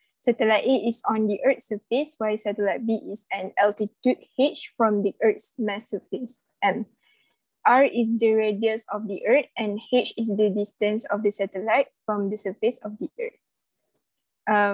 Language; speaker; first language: English; non-native, local second language; Malay